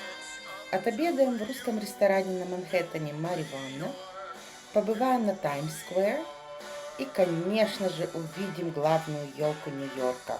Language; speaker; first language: Russian; native; Russian